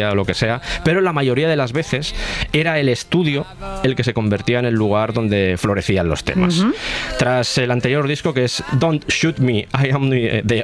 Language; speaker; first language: Spanish; native; Spanish